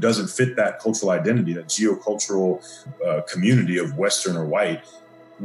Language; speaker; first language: English; native; English